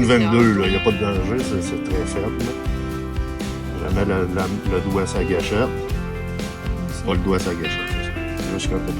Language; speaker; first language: French; native; French